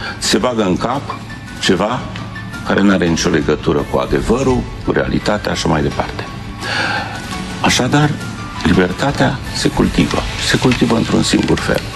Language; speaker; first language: Romanian; native; Romanian